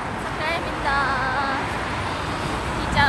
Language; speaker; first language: Korean; non-native, learner; Japanese